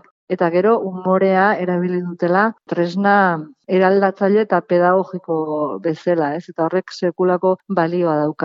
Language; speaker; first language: Basque; native; Basque